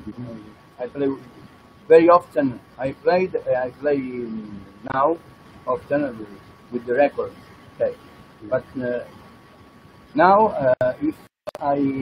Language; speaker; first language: English; non-native, learner; Italian